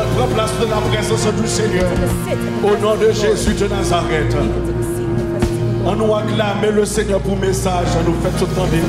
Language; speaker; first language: French; non-native, local second language; Haitian Creole